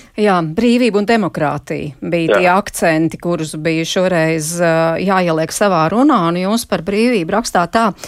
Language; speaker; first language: Latvian; native; Latvian